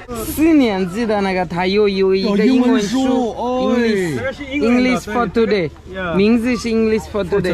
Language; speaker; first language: Chinese; non-native, learner; Bangla